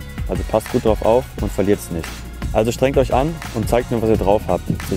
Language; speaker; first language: German; native; German